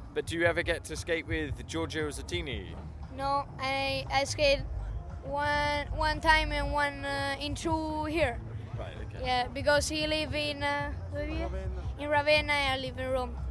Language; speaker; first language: English; non-native, fluent; Italian